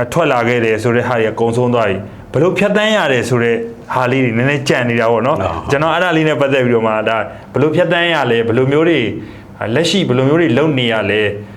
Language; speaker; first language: Burmese; native; Burmese